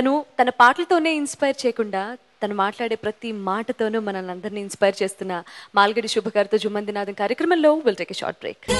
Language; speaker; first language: Telugu; native; Telugu